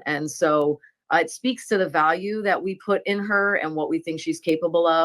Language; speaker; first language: English; native; English